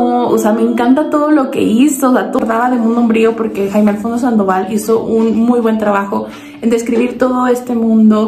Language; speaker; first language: Spanish; native; Spanish